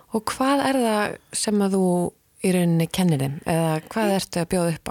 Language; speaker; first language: Icelandic; native; Icelandic